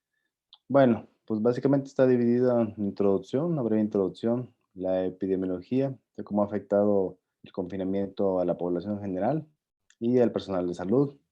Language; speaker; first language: Spanish; native; Spanish